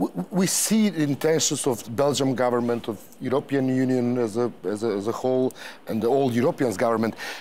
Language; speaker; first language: English; non-native, fluent; Macedonian